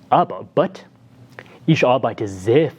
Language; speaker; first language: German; non-native, fluent; English